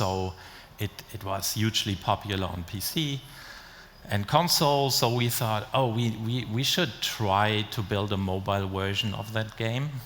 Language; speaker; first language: English; non-native, fluent; German